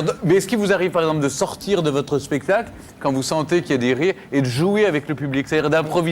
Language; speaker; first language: French; native; French